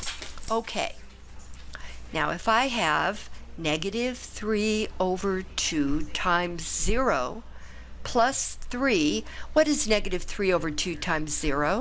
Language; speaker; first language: English; native; English